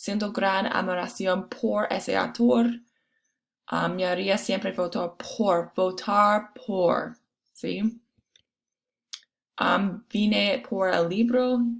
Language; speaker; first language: Spanish; non-native, fluent; English